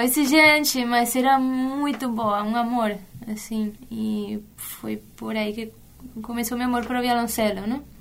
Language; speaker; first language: Portuguese; non-native, fluent; Spanish